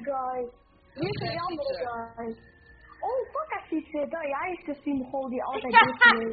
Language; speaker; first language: Dutch; native; Dutch